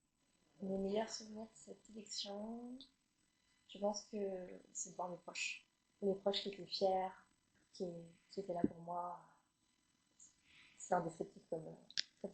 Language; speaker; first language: French; native; French